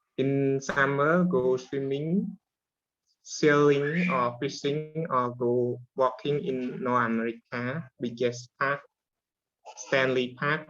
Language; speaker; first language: English; non-native, learner; Khmer